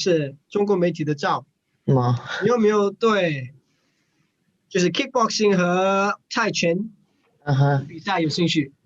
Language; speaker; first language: Chinese; non-native, learner; English